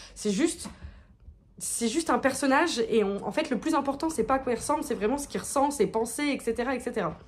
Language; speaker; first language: French; native; French